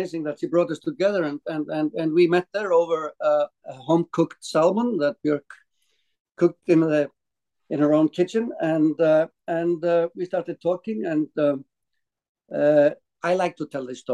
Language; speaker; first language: English; non-native, fluent; Icelandic